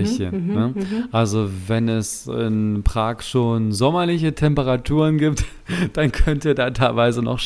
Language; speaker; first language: German; native; German